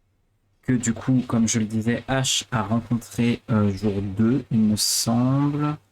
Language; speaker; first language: French; native; French